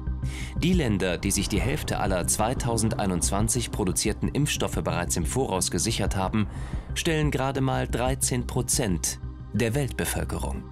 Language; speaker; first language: German; native; German